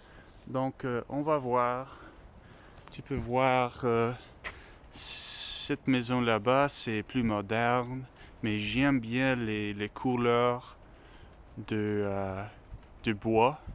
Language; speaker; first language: French; non-native, learner; English